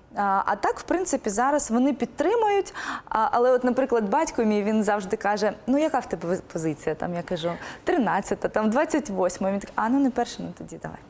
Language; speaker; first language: Ukrainian; non-native, local second language; Russian